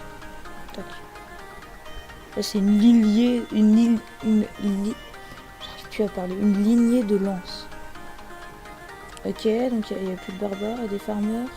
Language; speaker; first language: French; native; French